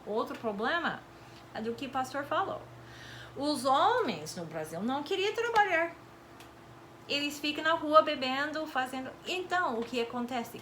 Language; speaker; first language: Portuguese; non-native, fluent; English